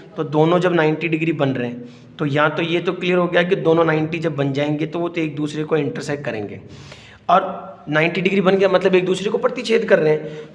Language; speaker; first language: Hindi; native; Hindi